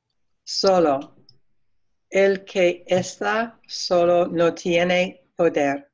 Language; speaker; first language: Spanish; non-native, learner; English